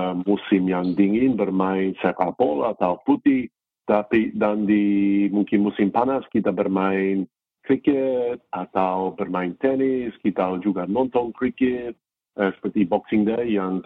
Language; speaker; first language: Indonesian; non-native, fluent; English